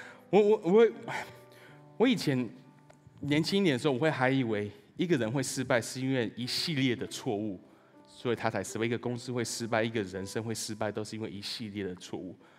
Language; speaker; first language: Chinese; early bilingual, heritage; Chinese